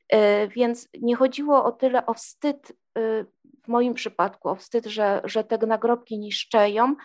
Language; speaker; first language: Polish; native; Polish